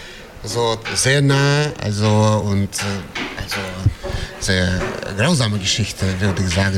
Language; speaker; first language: German; non-native, fluent; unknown